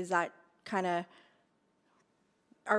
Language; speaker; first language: English; native; English